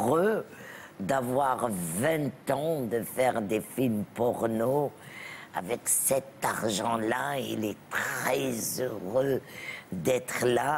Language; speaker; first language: French; non-native, local second language; Arabic